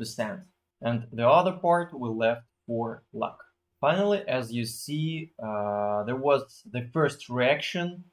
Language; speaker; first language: English; non-native, fluent; Russian